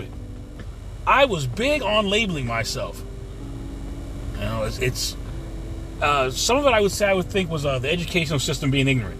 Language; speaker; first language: English; native; English